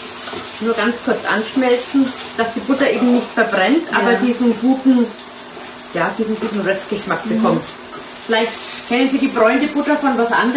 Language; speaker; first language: German; native; German